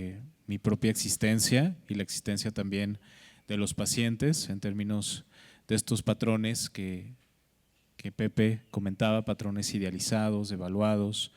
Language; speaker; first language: Spanish; native; Spanish